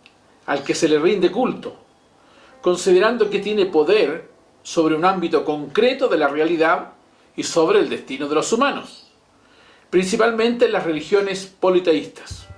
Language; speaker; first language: Spanish; native; Spanish